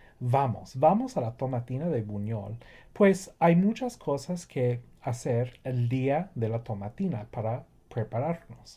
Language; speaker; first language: Spanish; non-native, fluent; English